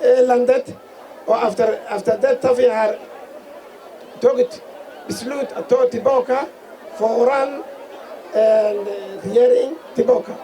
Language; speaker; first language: Swedish; non-native, fluent; Somali